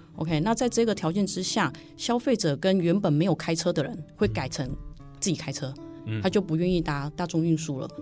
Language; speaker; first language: Chinese; native; Chinese